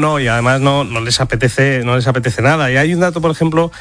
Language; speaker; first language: Spanish; native; Spanish